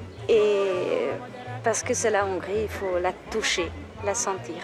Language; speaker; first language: French; non-native, fluent; Hungarian